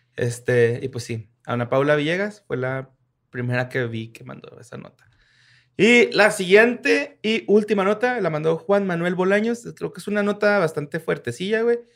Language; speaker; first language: Spanish; native; Spanish